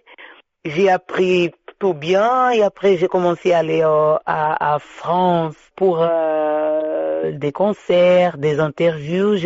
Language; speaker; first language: French; non-native, fluent; Kabuverdianu